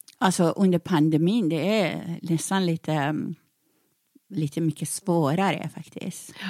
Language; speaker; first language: Swedish; early bilingual, other home language; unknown